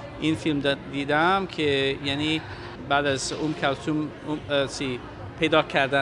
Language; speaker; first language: Persian; non-native, fluent; English